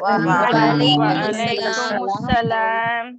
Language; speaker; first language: Arabic; non-native, learner; Tamil